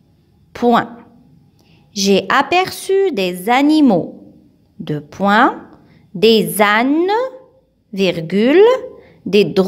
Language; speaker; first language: French; non-native, local second language; Arabic